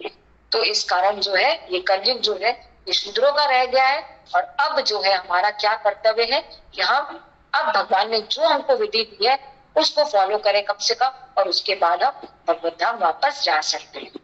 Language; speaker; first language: Hindi; native; Hindi